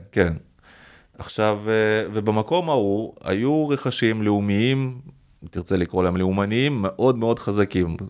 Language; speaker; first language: Hebrew; early bilingual, other home language; Russian